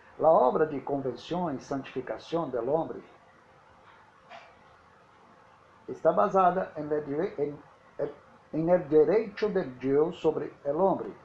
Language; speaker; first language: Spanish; non-native, learner; Portuguese